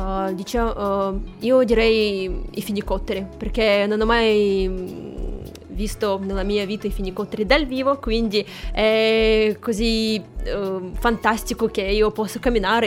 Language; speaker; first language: Italian; non-native, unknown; Russian